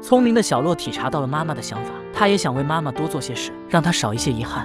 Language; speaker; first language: Chinese; native; Chinese